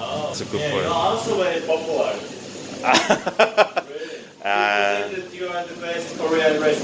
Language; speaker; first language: English; non-native, learner; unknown